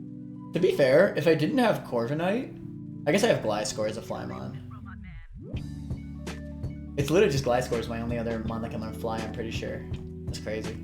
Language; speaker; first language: English; native; English